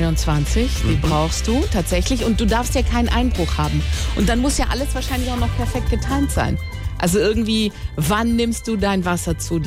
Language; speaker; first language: German; native; German